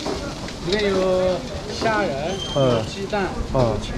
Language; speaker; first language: Chinese; native; Chinese